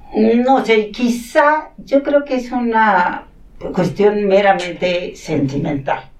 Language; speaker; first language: Spanish; non-native, local second language; Catalan